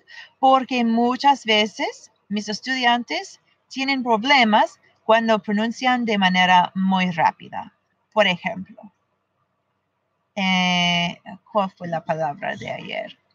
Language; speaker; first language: Spanish; non-native, fluent; English